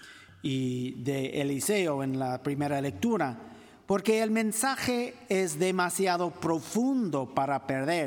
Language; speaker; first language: Spanish; non-native, fluent; English